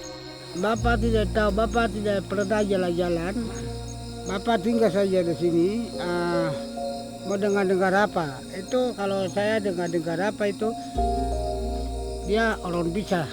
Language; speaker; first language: Indonesian; non-native, local second language; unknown